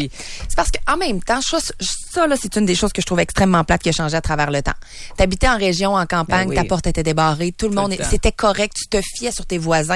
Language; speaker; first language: French; native; French